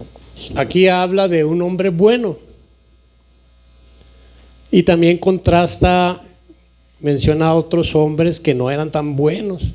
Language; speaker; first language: Spanish; native; Spanish